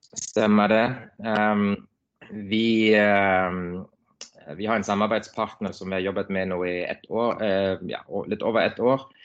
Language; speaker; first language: Norwegian; non-native, fluent; German